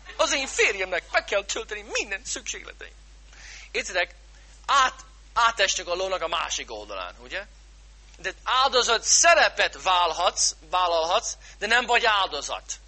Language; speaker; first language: Hungarian; non-native, fluent; English